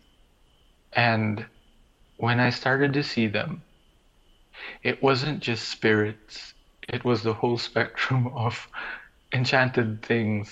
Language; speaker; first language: English; non-native, local second language; Filipino